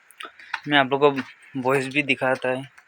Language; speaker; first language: Hindi; non-native, learner; Nepali